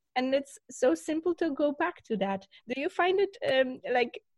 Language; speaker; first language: English; non-native, fluent; Polish